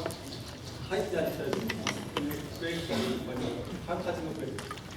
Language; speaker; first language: Japanese; native; Japanese